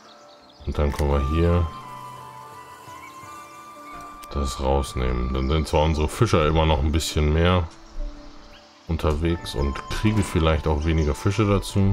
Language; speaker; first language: German; native; German